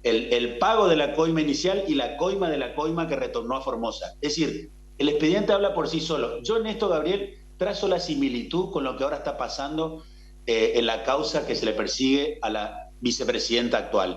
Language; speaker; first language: Spanish; native; Spanish